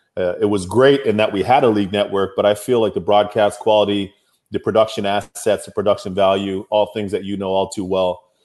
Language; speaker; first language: English; native; English